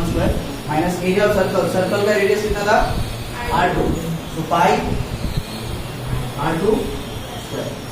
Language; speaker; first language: Hindi; native; Hindi